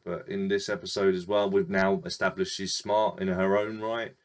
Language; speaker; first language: English; native; English